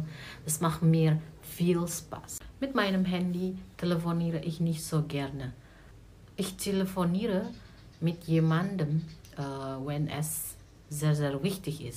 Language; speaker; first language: German; non-native, learner; Indonesian